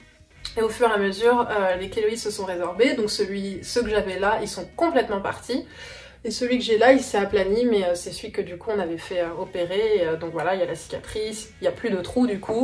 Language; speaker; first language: French; native; French